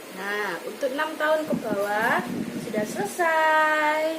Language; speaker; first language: Indonesian; native; Indonesian